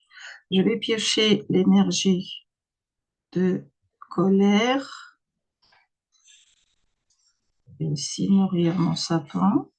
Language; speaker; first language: French; non-native, fluent; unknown